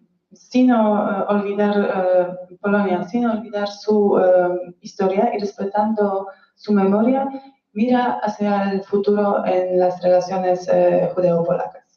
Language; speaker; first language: Spanish; non-native, fluent; Polish